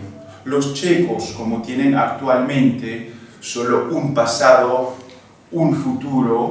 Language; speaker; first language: Spanish; non-native, fluent; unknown